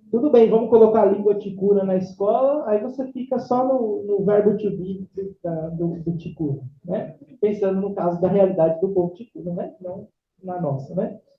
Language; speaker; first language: Portuguese; native; Portuguese